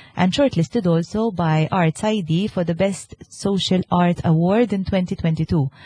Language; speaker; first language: English; non-native, local second language; Maltese